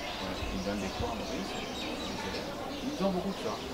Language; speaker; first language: French; non-native, local second language; Morisyen